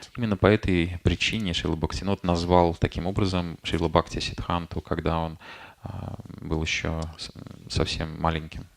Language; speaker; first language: Russian; native; Russian